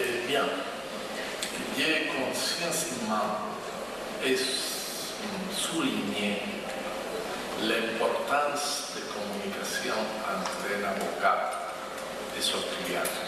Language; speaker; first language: French; non-native, fluent; Spanish